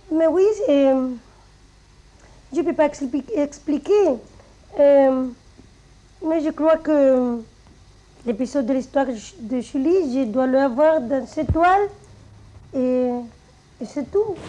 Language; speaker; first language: French; non-native, fluent; Spanish